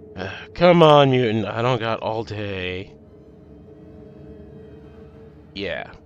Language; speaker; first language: English; native; English